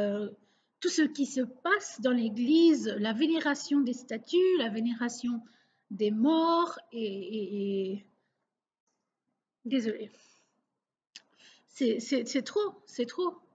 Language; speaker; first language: French; non-native, local second language; Portuguese